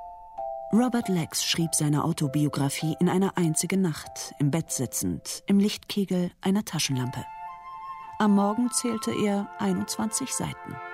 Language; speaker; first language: German; native; German